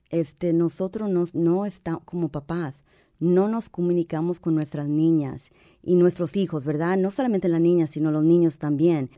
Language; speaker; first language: Spanish; early bilingual, heritage; Spanish